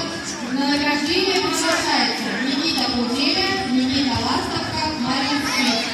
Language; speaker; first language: Russian; native; Russian